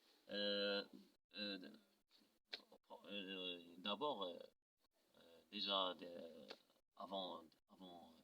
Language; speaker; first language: French; non-native, local second language; Arabic